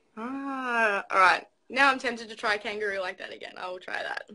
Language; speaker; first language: English; native; English